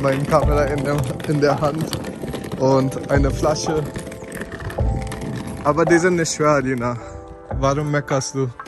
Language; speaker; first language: German; non-native, fluent; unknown